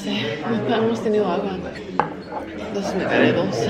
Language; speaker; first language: Spanish; early bilingual, heritage; Spanish